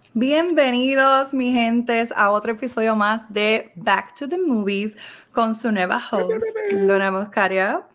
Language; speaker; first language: Spanish; native; Spanish